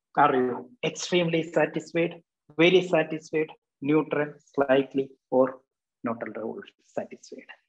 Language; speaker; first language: English; non-native, local second language; Malayalam